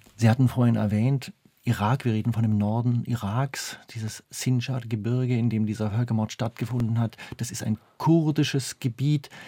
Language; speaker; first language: German; native; German